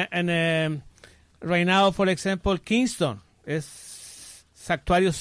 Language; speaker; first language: English; non-native, learner; Spanish